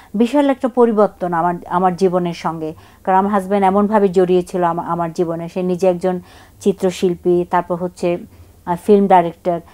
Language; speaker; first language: Bangla; non-native, local second language; Chakma